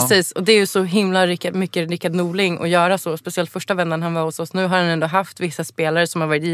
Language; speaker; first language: Swedish; native; Swedish